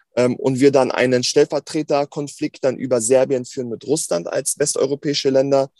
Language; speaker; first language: German; native; German